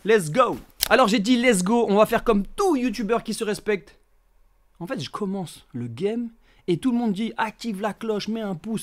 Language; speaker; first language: French; native; French